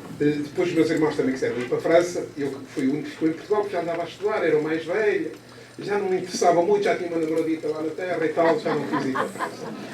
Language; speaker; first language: Portuguese; native; Portuguese